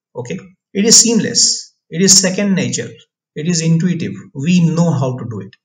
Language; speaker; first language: English; non-native, local second language; Odia